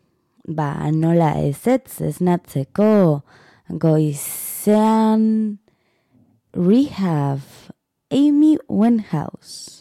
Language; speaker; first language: Basque; non-native, learner; Spanish